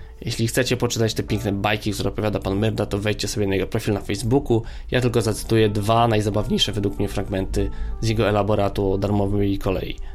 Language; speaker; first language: Polish; native; Polish